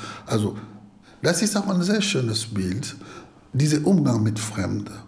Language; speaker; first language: German; non-native, fluent; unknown